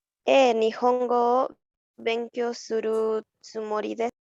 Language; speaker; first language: Japanese; non-native, learner; Spanish